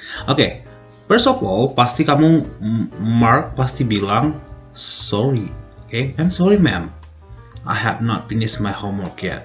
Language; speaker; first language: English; non-native, fluent; Indonesian